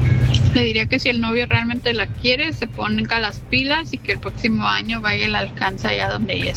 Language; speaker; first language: Spanish; native; Spanish